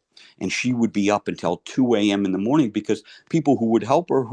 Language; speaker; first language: English; native; English